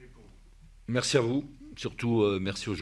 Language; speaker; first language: French; native; French